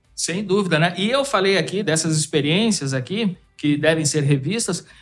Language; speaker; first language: Portuguese; native; Portuguese